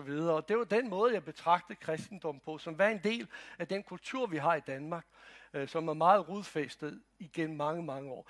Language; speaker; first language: Danish; non-native, fluent; Croatian